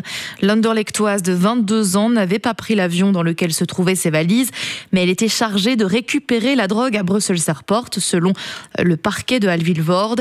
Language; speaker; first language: French; native; French